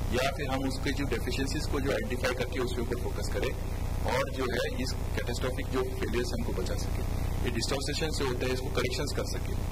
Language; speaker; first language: Hindi; non-native, local second language; Marathi